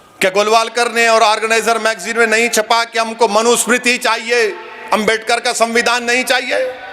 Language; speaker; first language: Urdu; native; Urdu